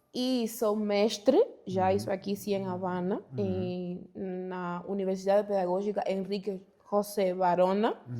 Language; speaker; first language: Portuguese; non-native, fluent; Spanish